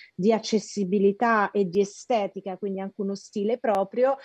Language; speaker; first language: Italian; native; Italian